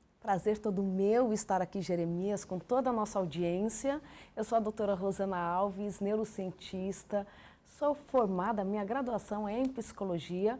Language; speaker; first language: Portuguese; native; Portuguese